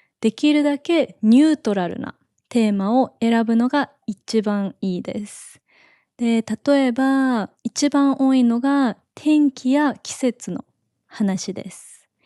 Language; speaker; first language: Japanese; native; Japanese